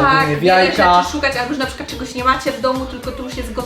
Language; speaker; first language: Polish; native; Polish